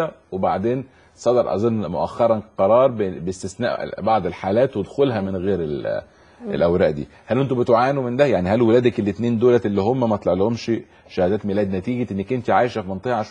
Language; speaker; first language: Arabic; native; Arabic